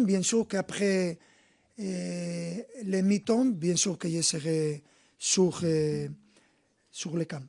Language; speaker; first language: French; non-native, fluent; Spanish